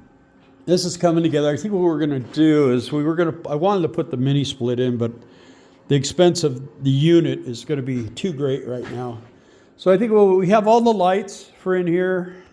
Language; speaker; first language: English; native; English